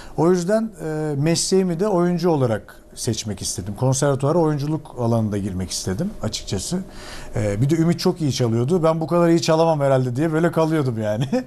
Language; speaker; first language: Turkish; native; Turkish